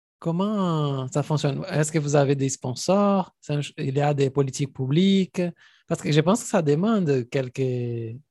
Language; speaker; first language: French; non-native, fluent; Portuguese